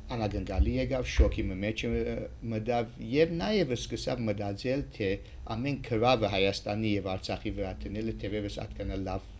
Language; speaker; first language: Armenian; early bilingual, heritage; Armenian